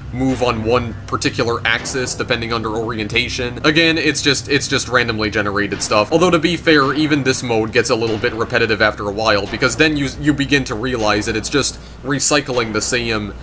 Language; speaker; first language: English; native; English